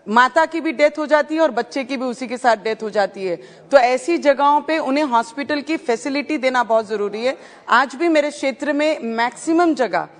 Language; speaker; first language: Hindi; non-native, local second language; Punjabi